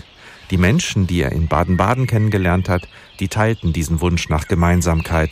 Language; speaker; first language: German; native; German